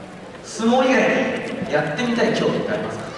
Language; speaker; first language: Japanese; native; Japanese